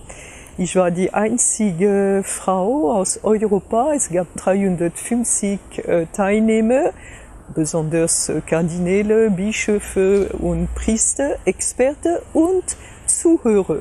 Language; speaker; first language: German; non-native, fluent; French